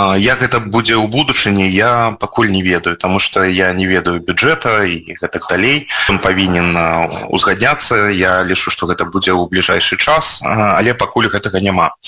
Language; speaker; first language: Belarusian; native; Belarusian